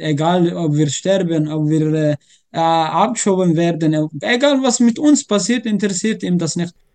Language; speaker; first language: German; non-native, learner; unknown